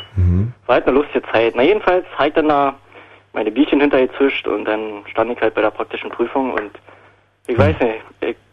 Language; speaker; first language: German; native; German